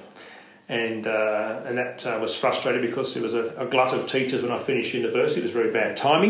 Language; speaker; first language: English; native; English